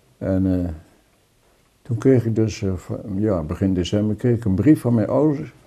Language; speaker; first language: Dutch; native; Dutch